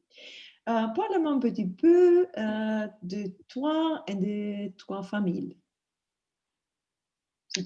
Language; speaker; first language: French; non-native, learner; English